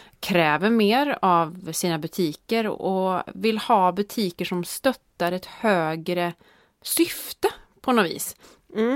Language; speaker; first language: Swedish; native; Swedish